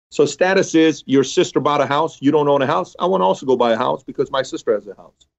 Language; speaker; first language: English; early bilingual, other home language; Persian